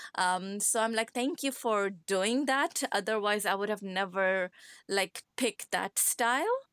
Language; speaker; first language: English; non-native, fluent; Persian